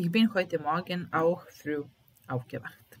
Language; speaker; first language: German; non-native, fluent; Italian